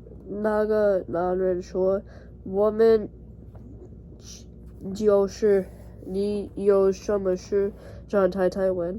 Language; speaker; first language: Chinese; non-native, learner; English